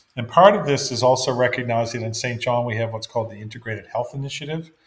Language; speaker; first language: English; native; English